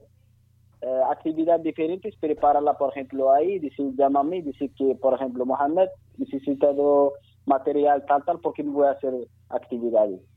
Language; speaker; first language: Spanish; non-native, learner; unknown